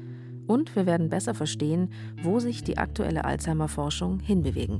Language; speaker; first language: German; native; German